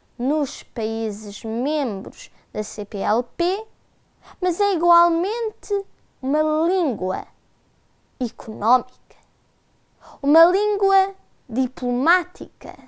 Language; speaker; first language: Portuguese; early bilingual, heritage; Portuguese